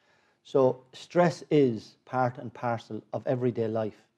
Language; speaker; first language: English; native; English